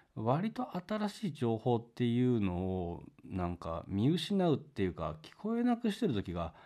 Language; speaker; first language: Japanese; native; Japanese